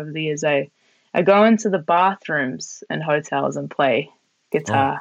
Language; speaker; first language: English; native; English